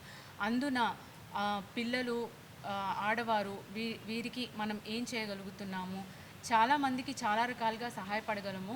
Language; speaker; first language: Telugu; native; Telugu